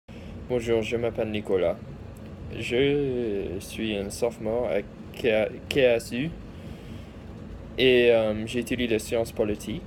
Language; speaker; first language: French; early bilingual, heritage; English